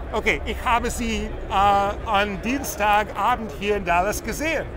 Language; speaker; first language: German; non-native, fluent; English